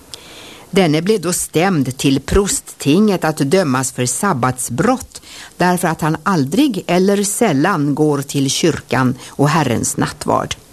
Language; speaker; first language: Swedish; native; Swedish